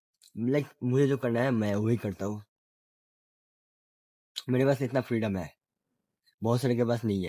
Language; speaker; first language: Hindi; non-native, local second language; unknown